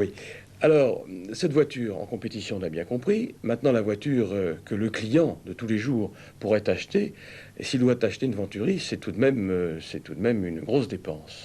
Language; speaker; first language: French; native; French